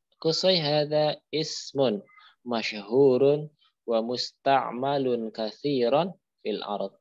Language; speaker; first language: Arabic; non-native, fluent; Indonesian